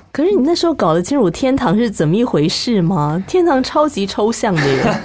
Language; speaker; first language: Chinese; native; Chinese